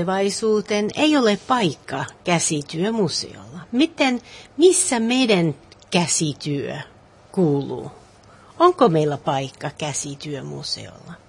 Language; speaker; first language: Finnish; non-native, learner; English